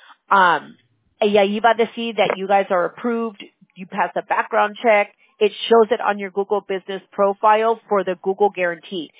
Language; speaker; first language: English; early bilingual, other home language; Spanish